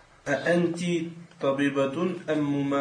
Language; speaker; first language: Arabic; non-native, learner; French